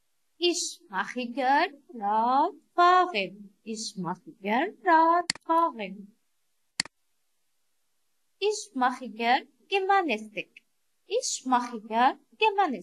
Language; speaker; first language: German; non-native, learner; Arabic